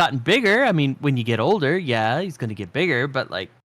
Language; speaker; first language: English; native; English